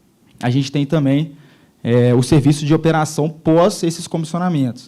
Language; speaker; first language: Portuguese; native; Portuguese